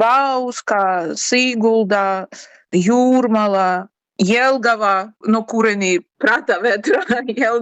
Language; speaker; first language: Latvian; non-native, learner; Ukrainian